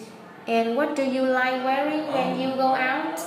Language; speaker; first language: English; non-native, fluent; Vietnamese